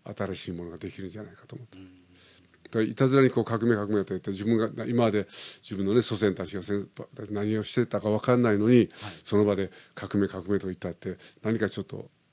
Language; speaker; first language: Japanese; early bilingual, other home language; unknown